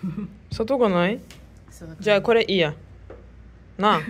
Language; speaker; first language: Japanese; non-native, fluent; Turkish